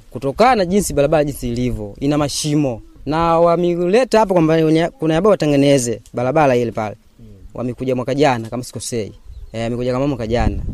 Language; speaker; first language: Swahili; non-native, local second language; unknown